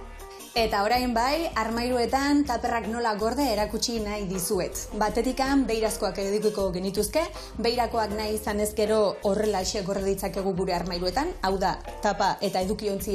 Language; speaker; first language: Basque; native; Basque